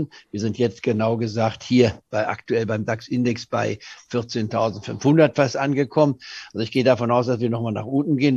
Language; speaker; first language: German; native; German